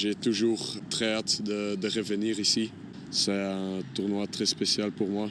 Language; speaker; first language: French; non-native, local second language; Dutch